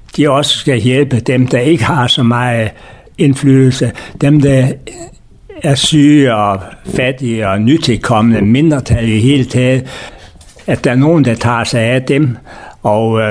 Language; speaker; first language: Danish; native; Danish